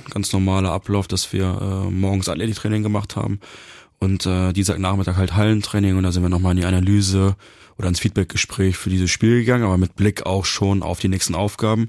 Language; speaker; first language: German; early bilingual, other home language; Turkish